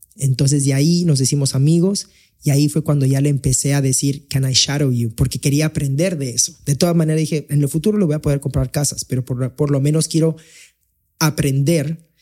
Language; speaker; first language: Spanish; early bilingual, heritage; Spanish